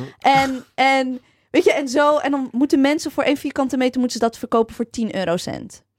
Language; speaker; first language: Dutch; early bilingual, other home language; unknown